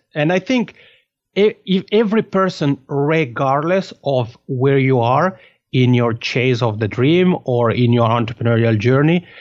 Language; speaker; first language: English; non-native, fluent; French